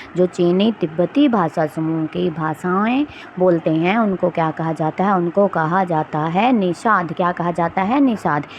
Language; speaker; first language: Hindi; native; Hindi